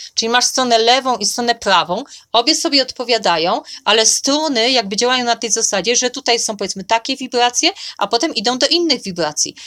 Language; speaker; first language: Polish; native; Polish